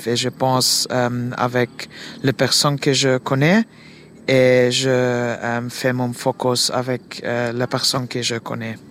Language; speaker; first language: French; non-native, learner; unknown